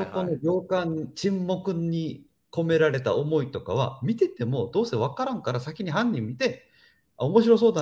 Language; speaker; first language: Japanese; native; Japanese